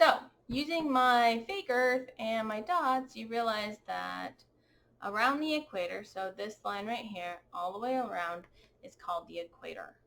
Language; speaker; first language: English; native; English